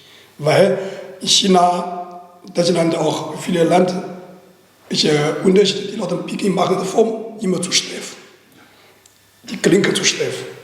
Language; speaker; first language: German; non-native, learner; Chinese